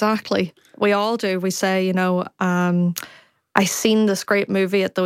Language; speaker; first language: English; native; English